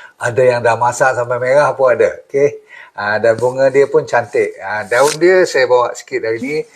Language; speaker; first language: Malay; native; Malay